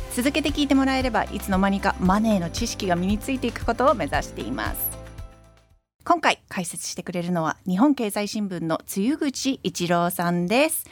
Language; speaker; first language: Japanese; early bilingual, heritage; Japanese